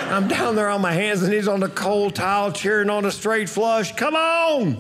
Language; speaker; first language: English; native; English